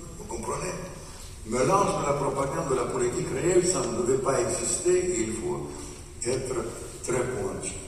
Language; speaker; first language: French; non-native, fluent; Russian